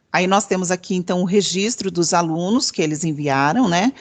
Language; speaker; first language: Portuguese; native; Portuguese